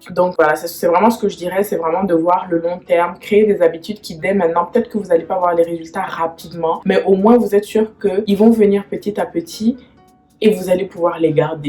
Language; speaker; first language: French; native; French